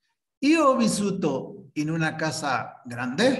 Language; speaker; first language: Italian; non-native, fluent; Spanish